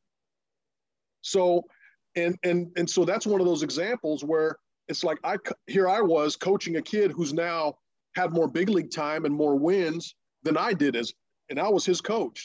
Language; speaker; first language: English; non-native, fluent; Russian